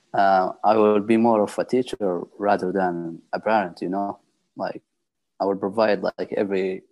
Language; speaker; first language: English; non-native, fluent; Arabic